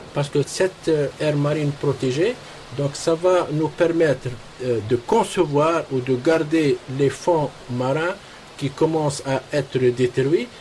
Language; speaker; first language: French; non-native, local second language; Arabic